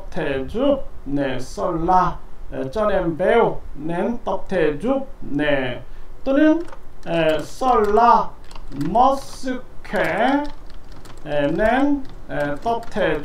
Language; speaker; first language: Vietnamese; non-native, learner; Korean